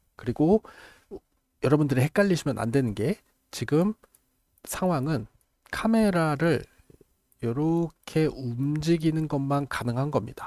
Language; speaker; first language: Korean; native; Korean